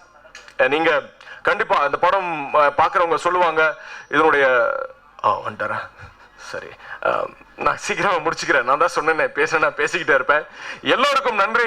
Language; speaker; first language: Tamil; native; Tamil